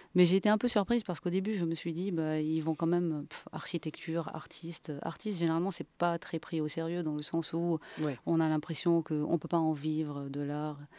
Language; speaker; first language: French; non-native, local second language; Arabic